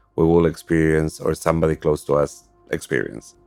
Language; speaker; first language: English; non-native, fluent; Spanish